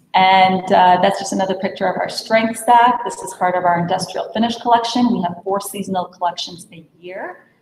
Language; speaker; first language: English; native; English